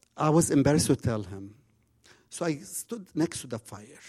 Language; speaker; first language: English; non-native, fluent; Arabic